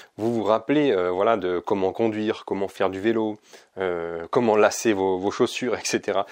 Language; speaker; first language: French; native; French